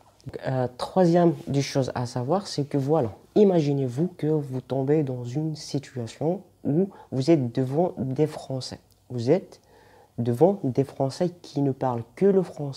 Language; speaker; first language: French; non-native, local second language; Arabic